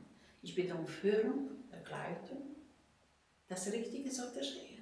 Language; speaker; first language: German; non-native, fluent; Polish